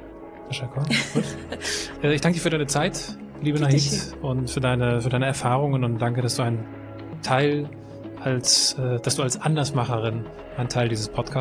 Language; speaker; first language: German; native; German